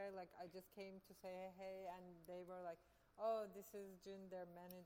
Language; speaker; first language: English; non-native, fluent; Turkish